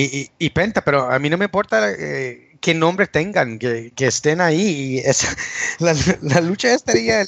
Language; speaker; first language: Spanish; early bilingual, heritage; English